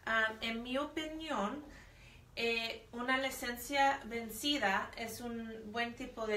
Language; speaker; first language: Spanish; non-native, fluent; English